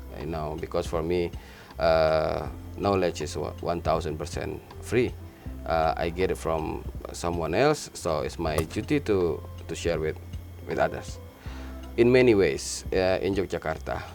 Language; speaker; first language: English; non-native, learner; Indonesian